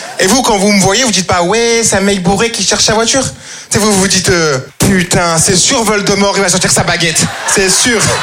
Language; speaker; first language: French; native; French